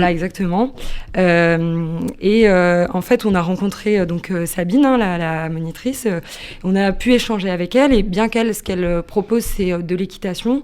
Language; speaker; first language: French; native; French